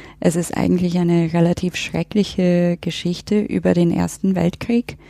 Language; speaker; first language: German; non-native, fluent; English